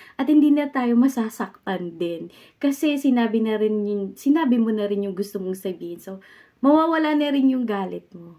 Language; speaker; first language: Filipino; native; Filipino